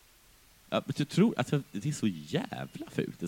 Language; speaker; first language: Swedish; native; Swedish